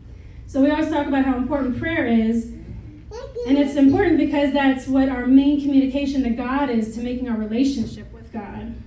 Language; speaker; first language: English; native; English